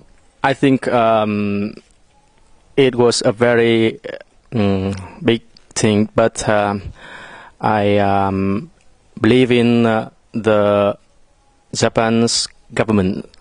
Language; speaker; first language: English; non-native, learner; Vietnamese